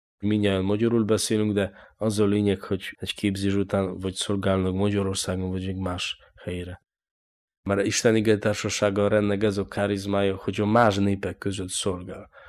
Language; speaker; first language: Hungarian; non-native, learner; Polish